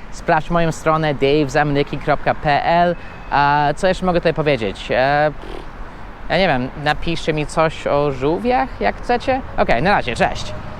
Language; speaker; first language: Polish; non-native, fluent; English